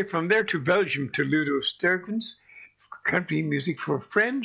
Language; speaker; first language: English; native; English